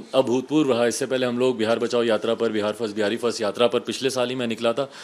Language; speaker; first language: Hindi; native; Hindi